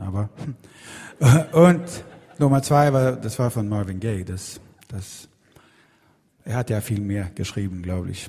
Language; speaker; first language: German; non-native, learner; Swedish